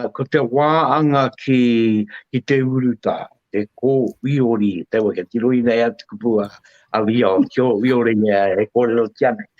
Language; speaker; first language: Māori; native; Māori